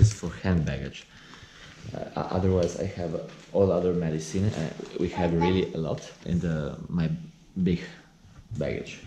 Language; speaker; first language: English; non-native, learner; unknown